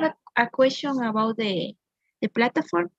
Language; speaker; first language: English; non-native, learner; Spanish